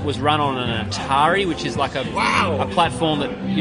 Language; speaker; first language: English; native; English